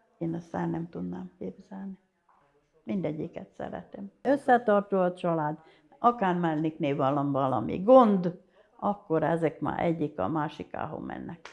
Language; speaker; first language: Hungarian; native; Hungarian